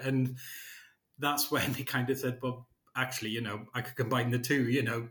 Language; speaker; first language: English; native; English